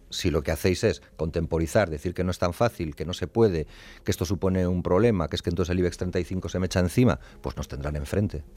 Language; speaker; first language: Spanish; native; Spanish